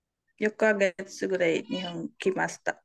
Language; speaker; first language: Japanese; non-native, learner; Indonesian